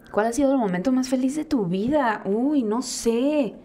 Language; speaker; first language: Spanish; native; Spanish